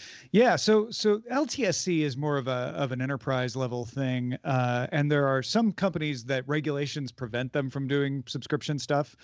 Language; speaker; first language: English; native; English